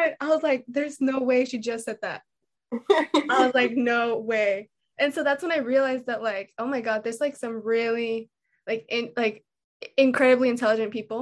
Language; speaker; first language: English; native; English